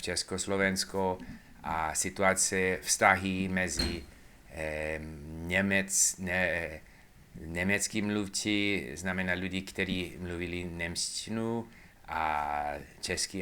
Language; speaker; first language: Czech; non-native, learner; English